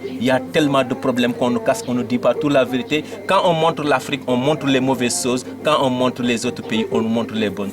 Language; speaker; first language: French; non-native, local second language; Wolof